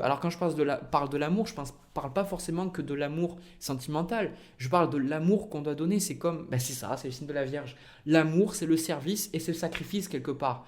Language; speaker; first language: French; native; French